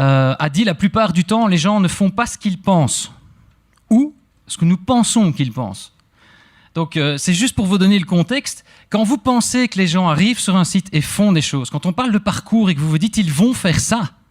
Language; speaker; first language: French; native; French